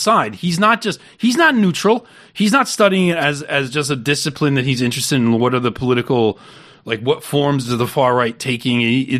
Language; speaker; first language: English; native; English